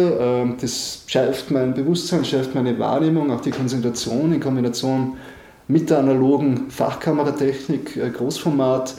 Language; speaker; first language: German; native; German